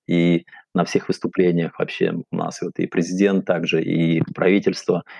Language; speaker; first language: Russian; non-native, local second language; Uzbek